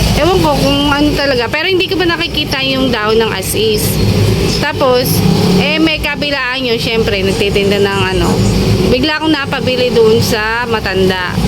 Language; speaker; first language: Filipino; native; Filipino